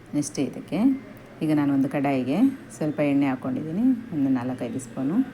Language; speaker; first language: Kannada; non-native, local second language; Tulu